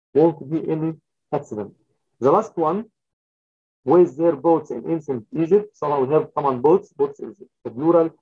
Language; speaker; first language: English; non-native, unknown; Arabic